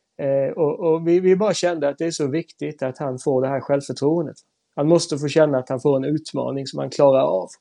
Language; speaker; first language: Swedish; native; Swedish